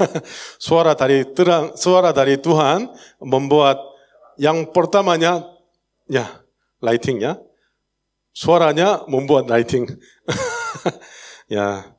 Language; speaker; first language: Indonesian; non-native, learner; Korean